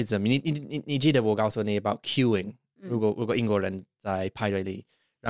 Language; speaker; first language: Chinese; non-native, learner; English